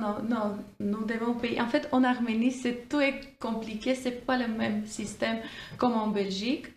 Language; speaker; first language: French; non-native, fluent; Armenian